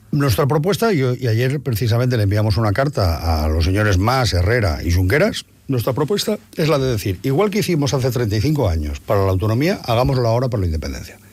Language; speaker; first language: Spanish; non-native, local second language; Catalan